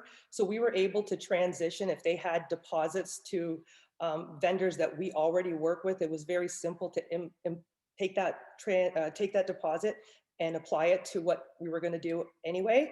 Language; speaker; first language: English; native; English